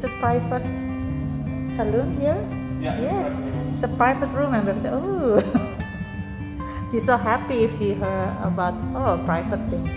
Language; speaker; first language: English; non-native, fluent; Indonesian